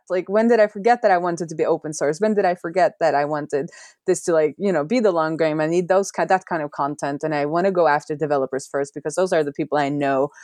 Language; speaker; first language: English; non-native, fluent; Norwegian